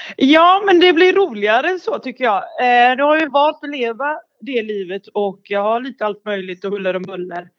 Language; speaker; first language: Swedish; early bilingual, other home language; Bosnian